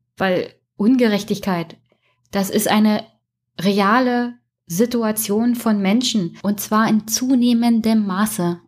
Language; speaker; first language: German; native; German